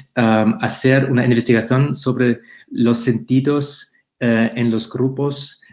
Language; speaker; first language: Spanish; non-native, fluent; German